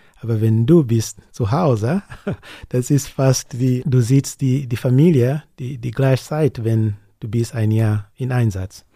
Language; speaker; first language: German; non-native, learner; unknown